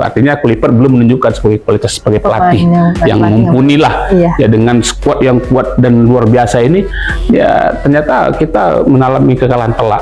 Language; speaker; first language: Indonesian; native; Indonesian